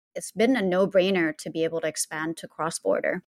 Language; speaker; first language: English; non-native, fluent; Indonesian